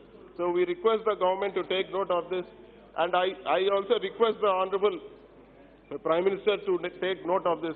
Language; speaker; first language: English; non-native, local second language; Telugu